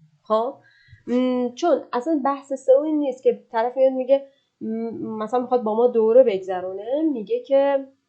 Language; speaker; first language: Persian; native; Persian